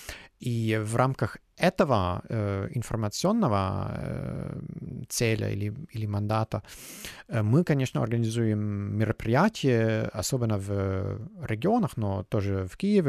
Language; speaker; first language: Russian; non-native, fluent; German